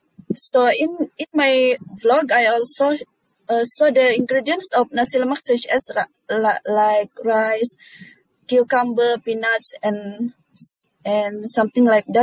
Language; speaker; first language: English; non-native, local second language; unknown